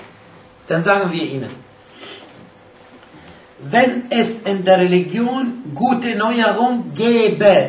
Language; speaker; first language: German; non-native, fluent; Arabic